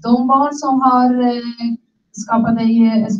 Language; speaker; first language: Swedish; non-native, learner; Spanish